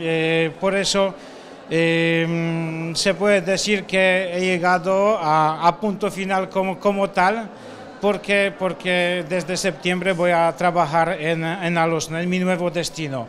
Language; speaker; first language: Spanish; non-native, fluent; Polish